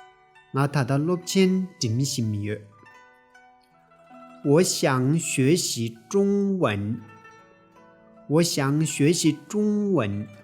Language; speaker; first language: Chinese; non-native, fluent; Tibetan